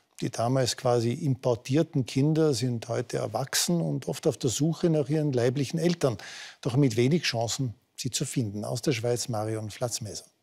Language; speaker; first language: German; native; German